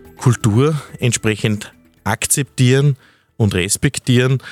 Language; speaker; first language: German; native; German